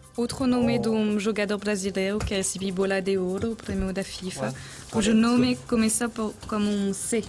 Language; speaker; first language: Portuguese; non-native, learner; French